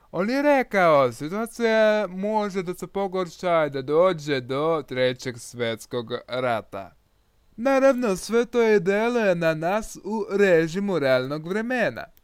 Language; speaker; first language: Croatian; non-native, learner; Russian